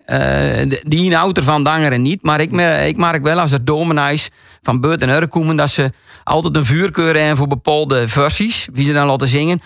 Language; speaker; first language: Dutch; native; Dutch